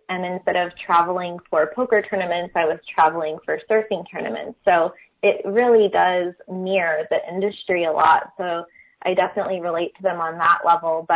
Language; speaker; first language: English; native; English